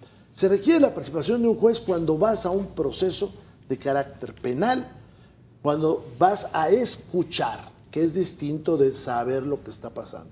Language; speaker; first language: Spanish; native; Spanish